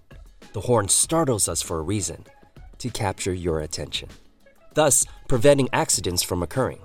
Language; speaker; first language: English; native; English